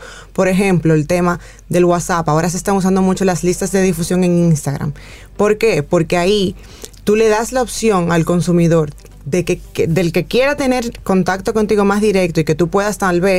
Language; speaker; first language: Spanish; native; Spanish